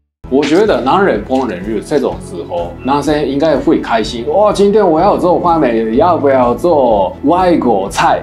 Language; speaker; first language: Chinese; non-native, fluent; Japanese